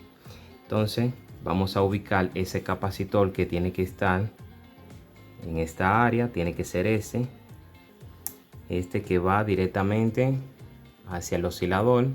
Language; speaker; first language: Spanish; native; Spanish